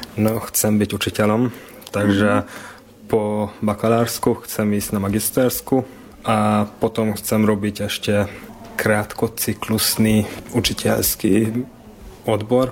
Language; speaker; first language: Slovak; non-native, local second language; Hungarian